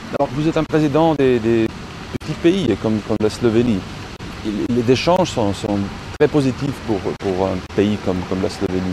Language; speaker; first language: French; non-native, fluent; Slovenian